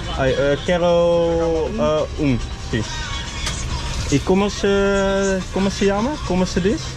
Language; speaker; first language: Portuguese; non-native, learner; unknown